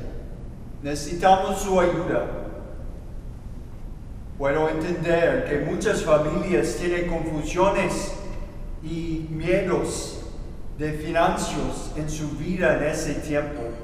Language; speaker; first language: Spanish; non-native, learner; English